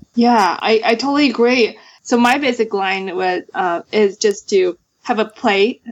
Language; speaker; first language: English; non-native, fluent; Chinese